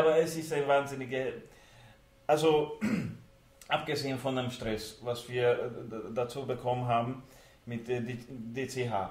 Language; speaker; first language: German; non-native, fluent; Hungarian